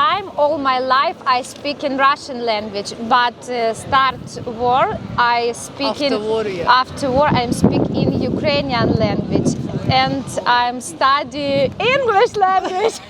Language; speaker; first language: English; non-native, learner; Russian